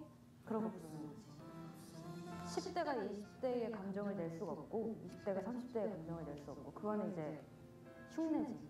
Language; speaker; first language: Korean; non-native, fluent; Japanese